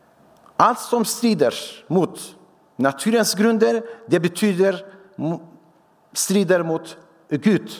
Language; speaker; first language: Swedish; non-native, fluent; Syriac